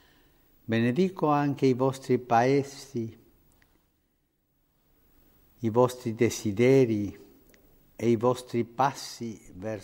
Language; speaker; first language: Italian; non-native, fluent; Spanish